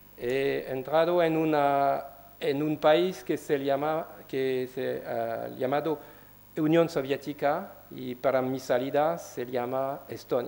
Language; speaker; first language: Spanish; non-native, learner; French